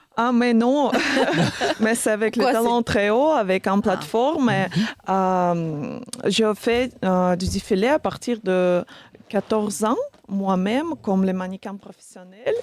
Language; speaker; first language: French; non-native, learner; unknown